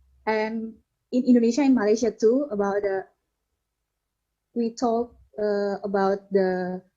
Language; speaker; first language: English; non-native, learner; Indonesian